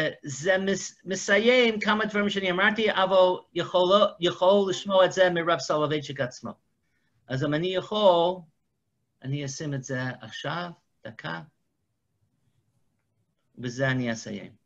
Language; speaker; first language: Hebrew; non-native, fluent; English